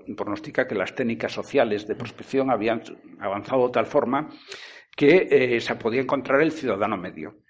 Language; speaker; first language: Spanish; native; Spanish